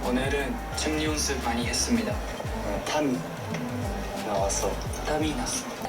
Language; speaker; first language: Korean; non-native, fluent; Japanese